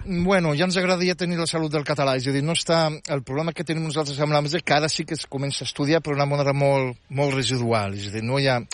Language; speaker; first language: Catalan; non-native, fluent; Riffian